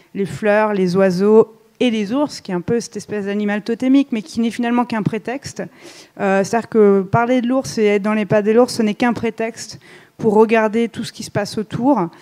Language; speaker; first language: French; native; French